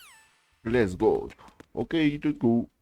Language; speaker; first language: English; non-native, learner; Spanish